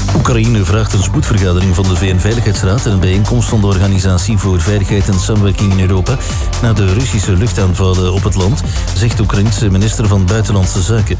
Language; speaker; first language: Dutch; native; Dutch